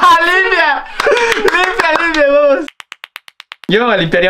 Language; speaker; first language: Spanish; native; Spanish